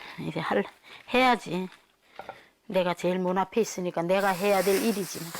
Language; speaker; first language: Korean; native; Korean